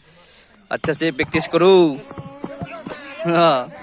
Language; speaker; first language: Hindi; non-native, local second language; Bodo